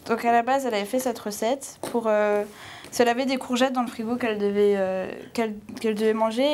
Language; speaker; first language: French; native; French